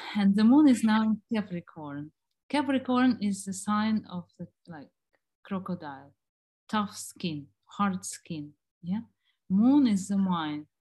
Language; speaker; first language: English; non-native, fluent; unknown